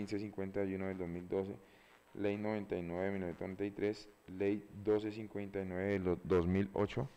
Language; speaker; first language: Spanish; native; Spanish